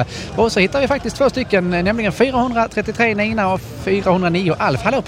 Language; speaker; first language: Swedish; native; Swedish